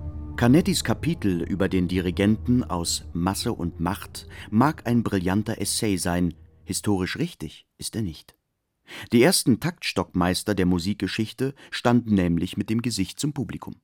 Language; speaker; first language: German; native; German